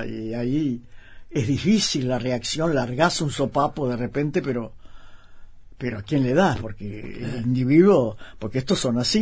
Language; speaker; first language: Spanish; native; Spanish